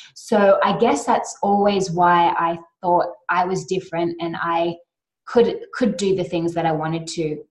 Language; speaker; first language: English; native; English